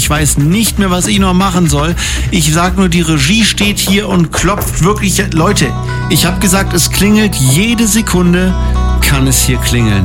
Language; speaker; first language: German; native; German